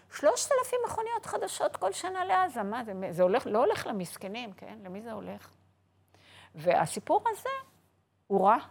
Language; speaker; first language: Hebrew; native; Hebrew